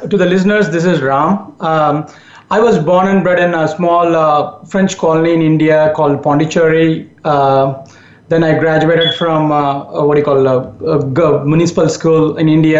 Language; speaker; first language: English; non-native, local second language; Tamil